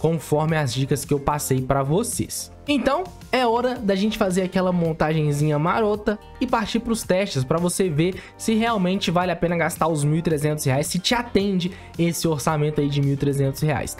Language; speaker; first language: Portuguese; native; Portuguese